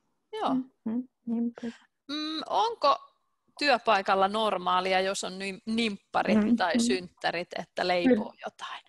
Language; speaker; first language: Finnish; native; Finnish